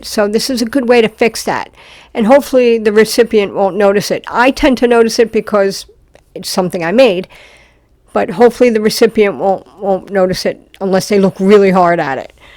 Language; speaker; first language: English; native; English